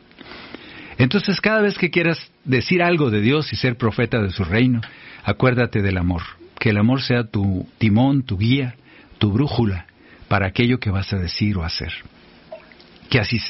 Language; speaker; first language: Spanish; native; Spanish